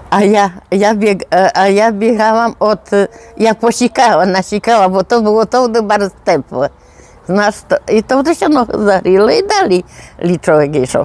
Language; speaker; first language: Polish; non-native, local second language; Rusyn